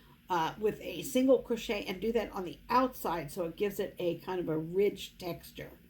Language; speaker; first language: English; native; English